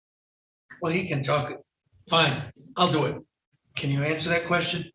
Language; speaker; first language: English; native; English